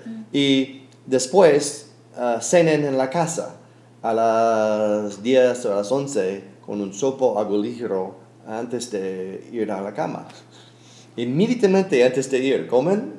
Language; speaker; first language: Spanish; non-native, fluent; English